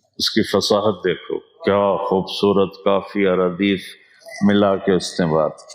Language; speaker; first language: Urdu; non-native, local second language; Punjabi